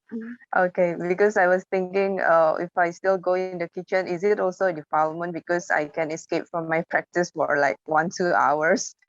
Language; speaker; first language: English; non-native, fluent; Thai